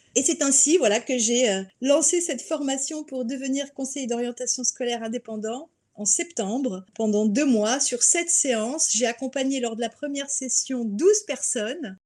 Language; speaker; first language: French; native; French